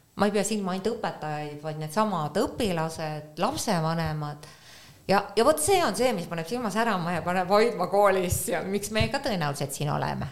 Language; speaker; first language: Estonian; native; Estonian